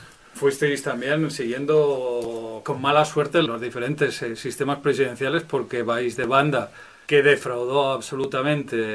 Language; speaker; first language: Spanish; native; Spanish